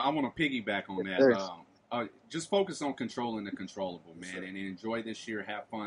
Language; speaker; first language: English; native; English